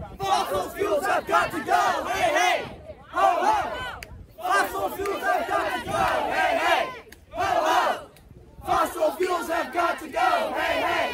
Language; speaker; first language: English; native; English